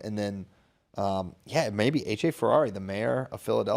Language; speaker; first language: English; native; English